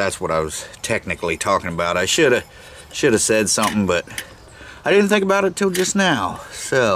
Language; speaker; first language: English; native; English